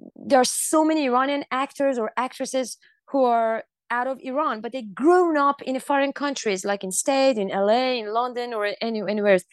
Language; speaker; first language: English; non-native, fluent; Persian